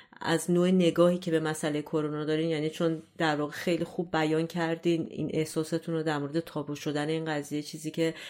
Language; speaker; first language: Persian; native; Persian